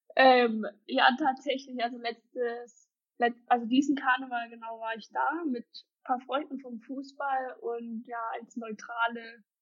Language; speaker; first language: German; native; German